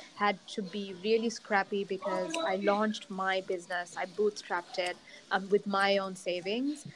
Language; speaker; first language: English; non-native, local second language; Sinhala